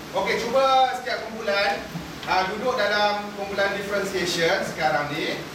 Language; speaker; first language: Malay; native; Malay